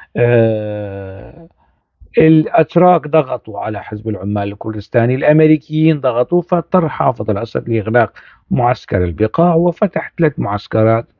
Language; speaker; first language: Arabic; non-native, local second language; Kurdish